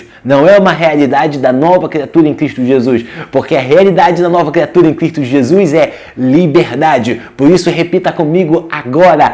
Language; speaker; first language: Portuguese; native; Portuguese